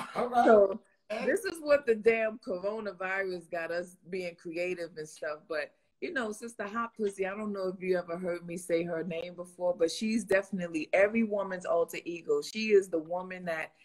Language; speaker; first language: English; native; English